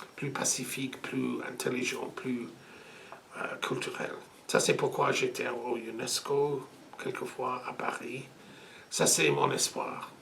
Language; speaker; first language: French; non-native, fluent; English